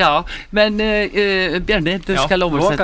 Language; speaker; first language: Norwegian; non-native, learner; Icelandic